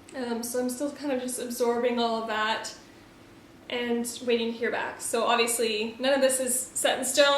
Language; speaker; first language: English; native; English